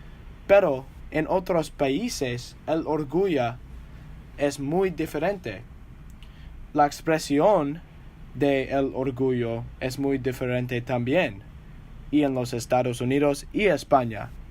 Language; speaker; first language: Spanish; non-native, learner; English